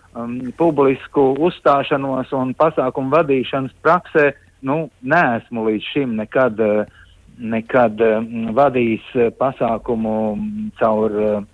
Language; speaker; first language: Latvian; native; Latvian